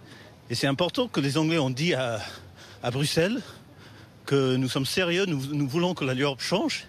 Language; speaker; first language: French; non-native, fluent; English